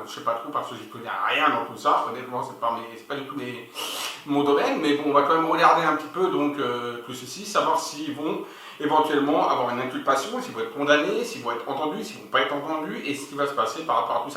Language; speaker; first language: French; native; French